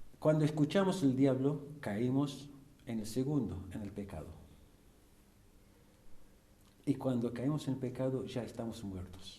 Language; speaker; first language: Spanish; non-native, fluent; Arabic